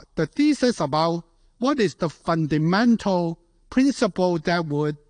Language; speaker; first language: English; non-native, local second language; Cantonese